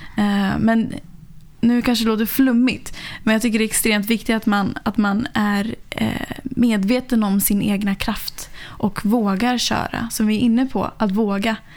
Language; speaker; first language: Swedish; native; Swedish